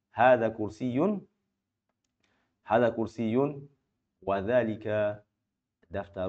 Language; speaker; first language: Arabic; non-native, fluent; Malay